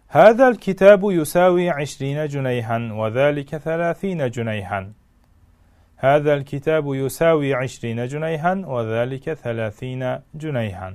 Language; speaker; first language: Arabic; non-native, fluent; Uzbek